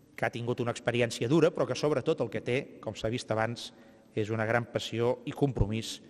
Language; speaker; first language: Catalan; native; Catalan